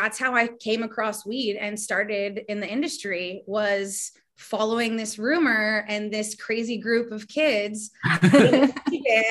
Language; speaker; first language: English; native; English